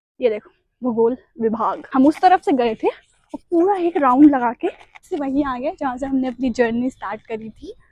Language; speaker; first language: Hindi; native; Hindi